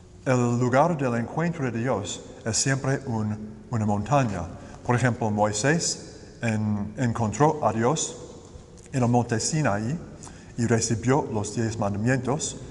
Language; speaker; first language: Spanish; non-native, learner; English